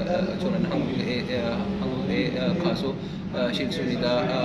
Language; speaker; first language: Korean; non-native, learner; Urdu